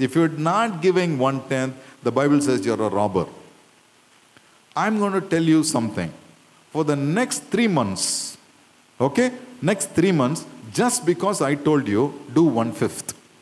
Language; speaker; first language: English; non-native, local second language; Tamil